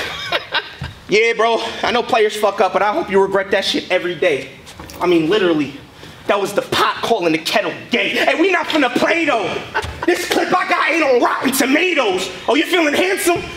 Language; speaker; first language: English; native; English